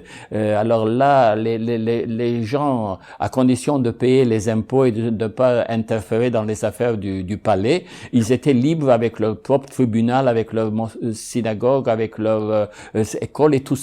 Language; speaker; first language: French; non-native, fluent; Ladino